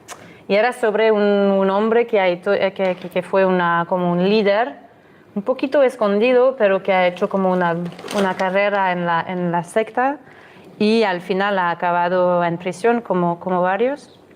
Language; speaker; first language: Spanish; non-native, fluent; French